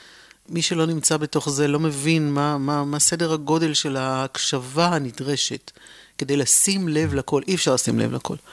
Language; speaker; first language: Hebrew; native; Hebrew